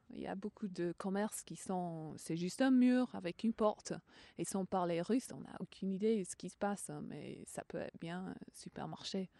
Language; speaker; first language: French; non-native, fluent; English